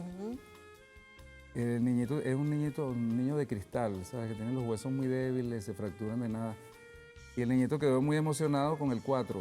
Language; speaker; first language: Spanish; native; Spanish